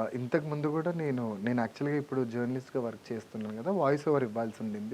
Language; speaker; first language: Telugu; non-native, local second language; Lambadi